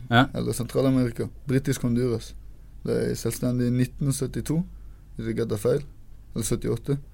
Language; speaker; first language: Norwegian; native; Norwegian